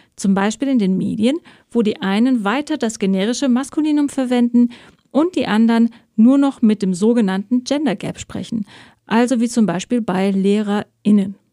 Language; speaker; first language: German; early bilingual, other home language; Persian